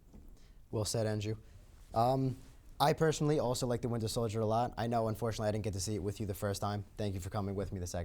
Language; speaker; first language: English; native; English